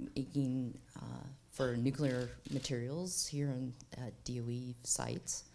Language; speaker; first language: English; native; English